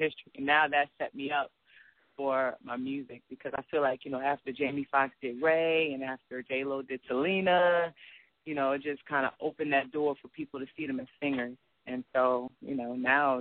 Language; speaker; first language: English; native; English